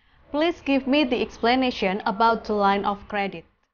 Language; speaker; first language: English; non-native, fluent; Indonesian